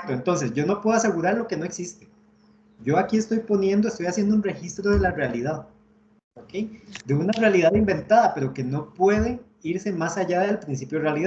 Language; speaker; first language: Spanish; native; Spanish